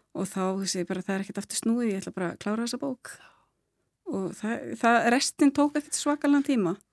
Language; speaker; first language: Icelandic; native; Icelandic